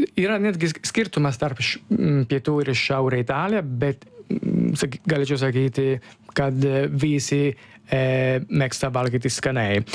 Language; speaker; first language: Lithuanian; non-native, fluent; Italian